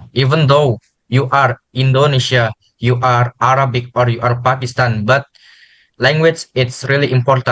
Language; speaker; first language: English; non-native, learner; Indonesian